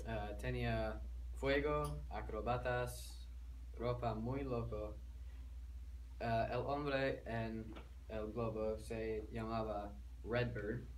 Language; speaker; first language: Spanish; non-native, learner; English